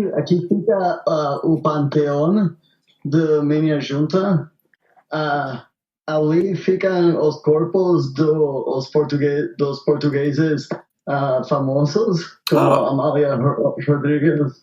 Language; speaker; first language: Portuguese; non-native, learner; Spanish